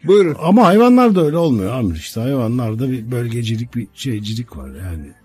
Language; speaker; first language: Turkish; native; Turkish